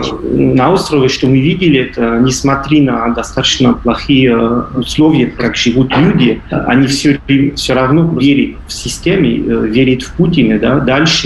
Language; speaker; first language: Russian; non-native, fluent; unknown